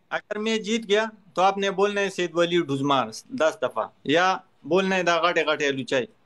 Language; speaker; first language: Urdu; non-native, local second language; Pashto